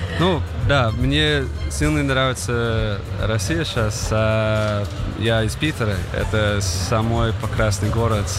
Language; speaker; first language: Russian; non-native, learner; English